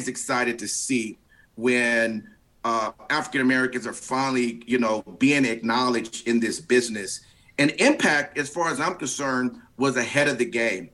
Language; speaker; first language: English; native; English